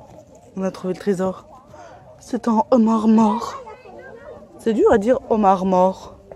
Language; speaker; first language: French; native; French